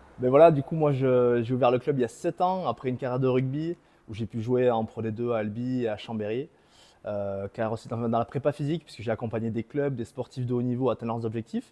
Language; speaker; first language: French; native; French